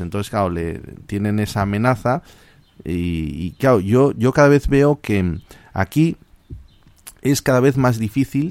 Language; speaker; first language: Spanish; native; Spanish